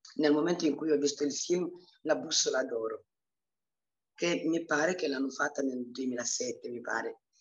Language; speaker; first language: Italian; early bilingual, other home language; Romanian